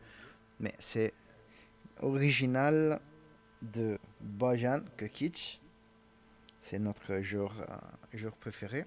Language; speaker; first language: French; non-native, learner; Italian